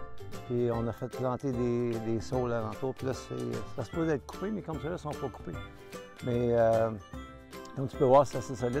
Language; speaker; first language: French; native; French